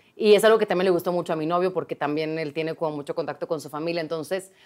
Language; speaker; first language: Spanish; native; Spanish